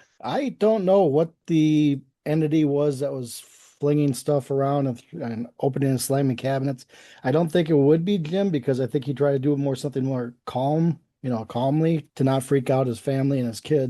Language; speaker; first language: English; native; English